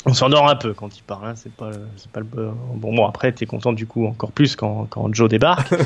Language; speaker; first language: French; native; French